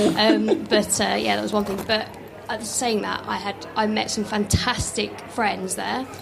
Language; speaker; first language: English; native; English